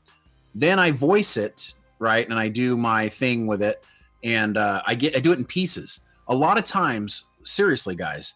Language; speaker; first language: English; native; English